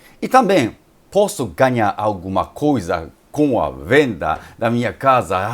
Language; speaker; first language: Portuguese; non-native, fluent; Japanese